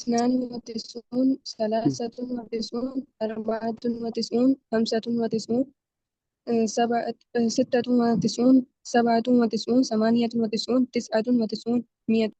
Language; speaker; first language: Arabic; non-native, learner; Urdu